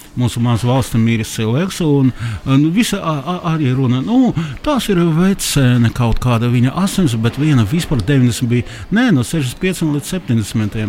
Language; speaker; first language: Latvian; non-native, local second language; Russian